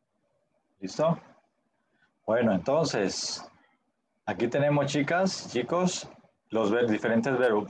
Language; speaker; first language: Spanish; native; Spanish